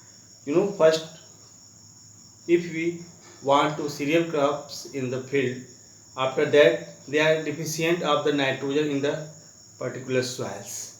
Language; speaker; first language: English; non-native, local second language; Hindi